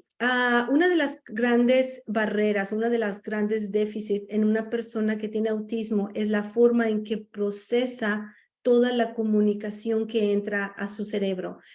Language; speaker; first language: Spanish; native; Spanish